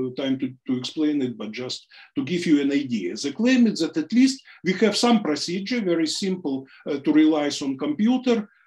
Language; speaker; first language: English; non-native, fluent; Russian